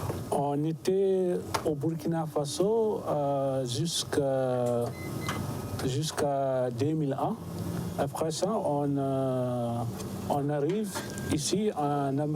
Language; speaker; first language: French; non-native, learner; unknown